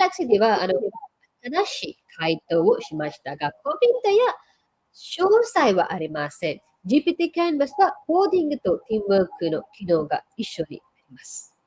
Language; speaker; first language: Japanese; non-native, fluent; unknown